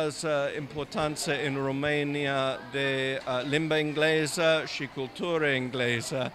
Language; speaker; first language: Romanian; non-native, learner; English